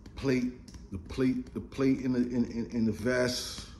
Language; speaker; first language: English; native; English